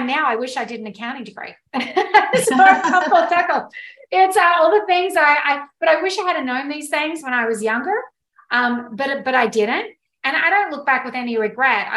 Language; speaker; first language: English; native; English